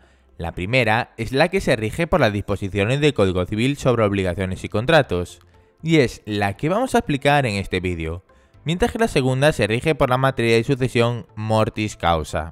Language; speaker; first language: Spanish; native; Spanish